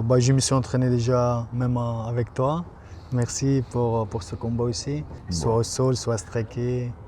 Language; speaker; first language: French; non-native, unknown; Persian